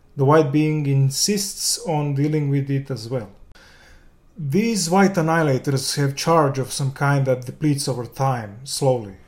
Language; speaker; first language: English; non-native, fluent; Serbian